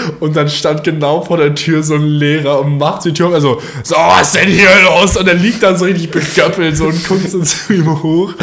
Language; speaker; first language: German; native; German